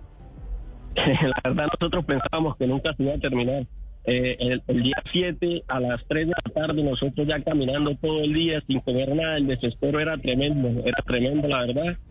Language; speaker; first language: Spanish; native; Spanish